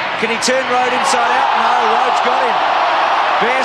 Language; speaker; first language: English; native; English